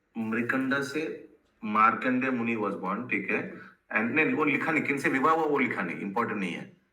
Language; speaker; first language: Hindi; non-native, local second language; Bangla